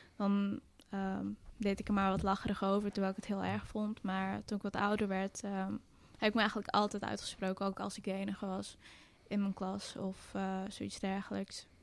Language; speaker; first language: Dutch; early bilingual, other home language; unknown